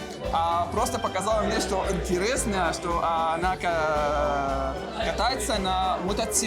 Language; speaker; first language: Russian; non-native, learner; Arabic